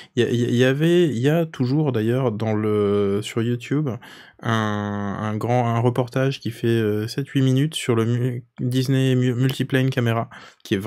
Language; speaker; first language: French; native; French